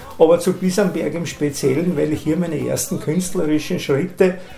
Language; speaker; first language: German; native; German